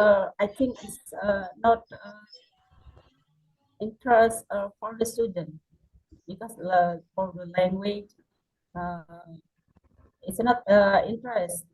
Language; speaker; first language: English; non-native, learner; Indonesian